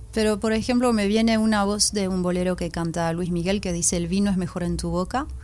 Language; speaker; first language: Spanish; early bilingual, heritage; Spanish